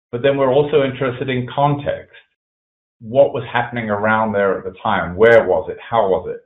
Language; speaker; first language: English; native; English